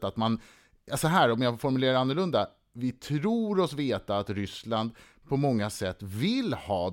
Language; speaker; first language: Swedish; native; Swedish